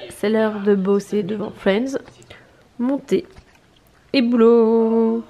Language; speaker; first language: French; native; French